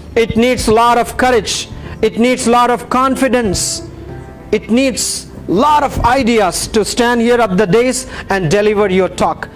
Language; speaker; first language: English; non-native, local second language; Urdu